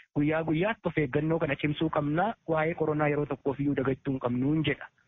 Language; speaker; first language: Oromo; native; Oromo